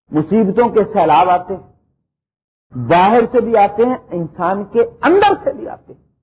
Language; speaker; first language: Urdu; native; Urdu